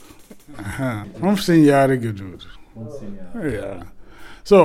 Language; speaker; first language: German; non-native, learner; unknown